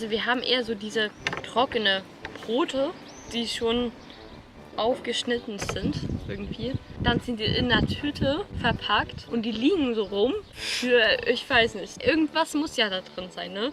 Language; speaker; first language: German; non-native, fluent; Swedish